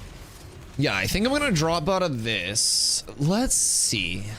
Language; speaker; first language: English; native; English